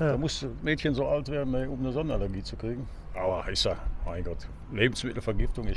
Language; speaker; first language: German; native; German